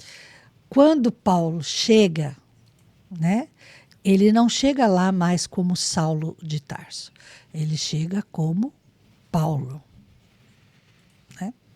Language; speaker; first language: Portuguese; native; Portuguese